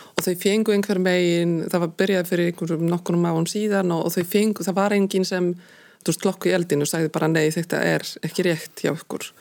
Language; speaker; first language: Icelandic; non-native, fluent; Polish